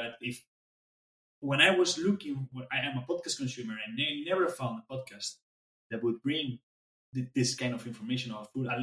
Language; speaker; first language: English; non-native, fluent; Spanish